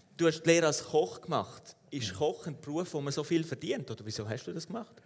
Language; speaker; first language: German; native; German